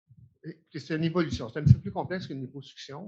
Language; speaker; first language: French; native; French